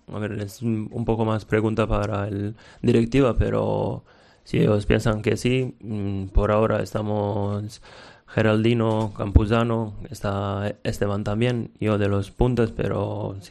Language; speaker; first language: Spanish; non-native, fluent; Serbian